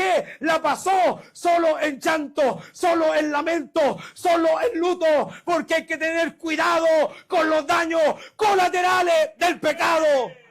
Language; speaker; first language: Spanish; native; Spanish